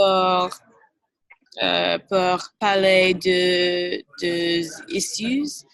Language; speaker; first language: French; non-native, learner; English